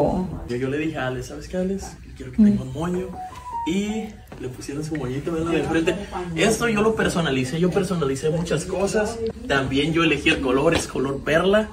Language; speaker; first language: Spanish; native; Spanish